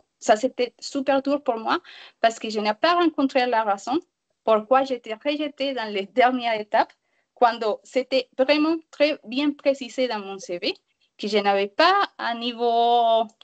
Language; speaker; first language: French; non-native, learner; Spanish